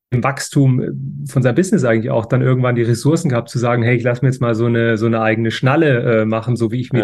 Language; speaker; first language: German; native; German